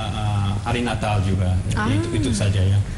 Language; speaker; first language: Indonesian; non-native, fluent; English